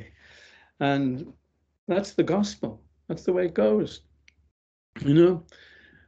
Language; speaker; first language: English; native; English